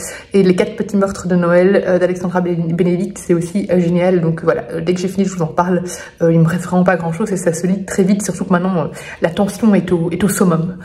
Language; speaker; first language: French; native; French